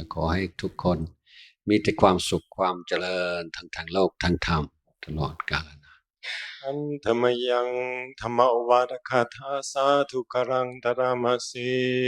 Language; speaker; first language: Thai; non-native, fluent; English